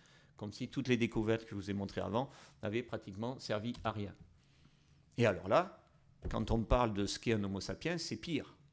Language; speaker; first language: French; native; French